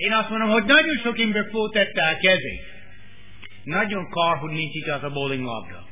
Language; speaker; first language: Hungarian; non-native, learner; English